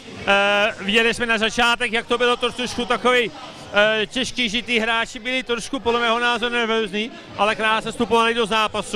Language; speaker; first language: Czech; early bilingual, heritage; Czech